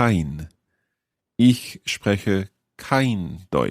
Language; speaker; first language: German; non-native, learner; English